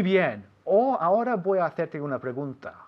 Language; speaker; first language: Spanish; non-native, fluent; English